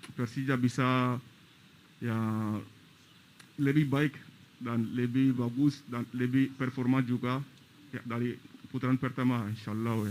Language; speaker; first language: Indonesian; non-native, learner; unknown